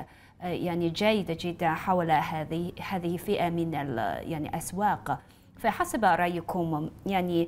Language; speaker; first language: Arabic; non-native, fluent; Chinese